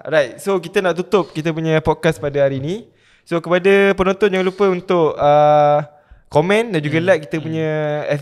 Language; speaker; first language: Malay; native; Malay